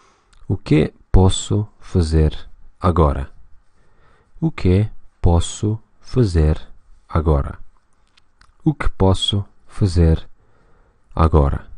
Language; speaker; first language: Portuguese; non-native, fluent; Russian